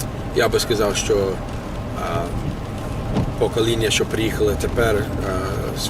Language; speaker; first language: Ukrainian; early bilingual, heritage; Ukrainian